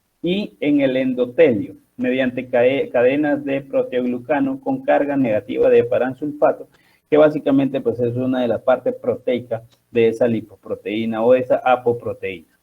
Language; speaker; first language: Spanish; native; Spanish